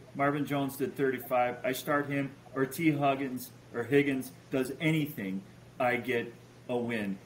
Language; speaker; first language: English; native; English